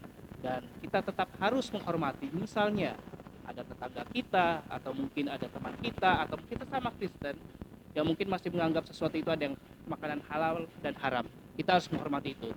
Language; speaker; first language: Indonesian; native; Indonesian